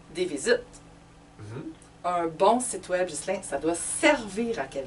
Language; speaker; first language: French; native; French